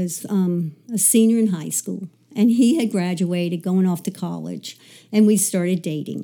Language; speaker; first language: English; native; English